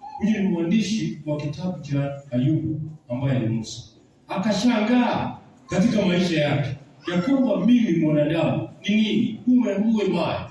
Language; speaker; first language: Swahili; non-native, local second language; Gusii